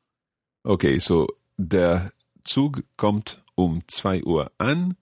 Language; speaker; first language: German; non-native, learner; English